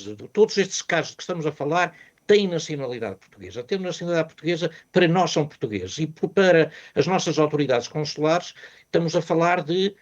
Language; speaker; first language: Portuguese; native; Portuguese